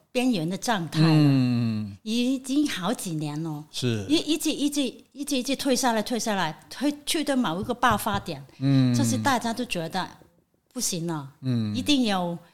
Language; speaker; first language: Chinese; non-native, fluent; Cantonese